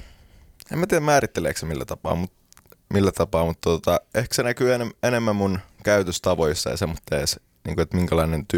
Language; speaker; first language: Finnish; early bilingual, heritage; Finnish